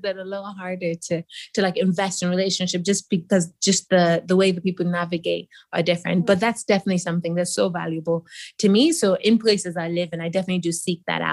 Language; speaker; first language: English; non-native, local second language; Yoruba